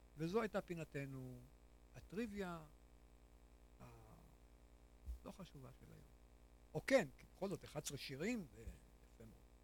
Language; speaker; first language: Hebrew; native; Hebrew